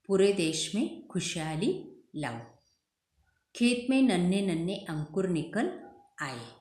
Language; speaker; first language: Hindi; non-native, local second language; Marathi